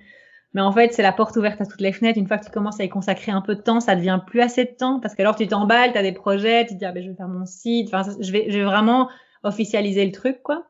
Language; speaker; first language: French; native; French